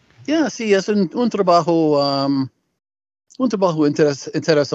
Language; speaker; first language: Spanish; non-native, learner; English